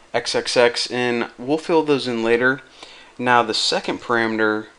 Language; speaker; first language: English; native; English